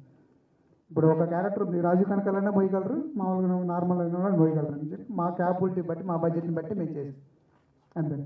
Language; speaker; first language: Telugu; native; Telugu